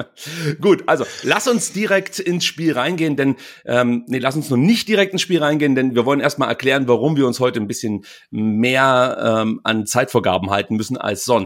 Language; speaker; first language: German; native; German